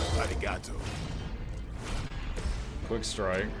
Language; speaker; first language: English; native; English